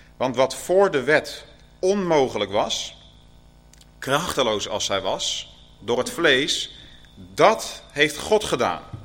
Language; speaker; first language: Dutch; native; Dutch